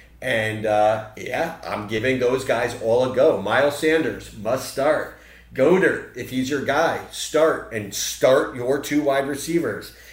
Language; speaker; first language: English; native; English